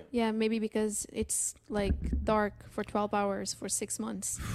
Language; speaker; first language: English; non-native, fluent; Portuguese